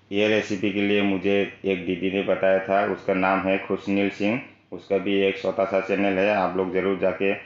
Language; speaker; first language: Hindi; non-native, local second language; Manipuri